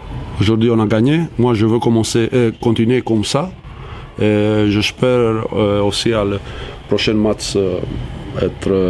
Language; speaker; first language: French; non-native, fluent; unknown